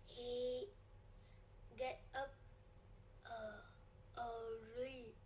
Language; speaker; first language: English; non-native, learner; Vietnamese